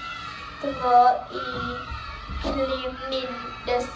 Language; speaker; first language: English; non-native, learner; Vietnamese